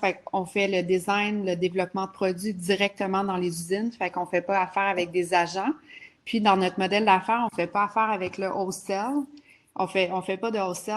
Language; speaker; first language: French; native; French